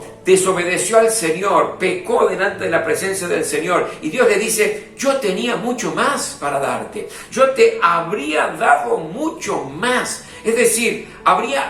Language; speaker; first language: Spanish; native; Spanish